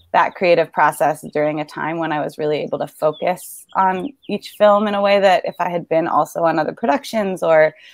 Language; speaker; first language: English; native; English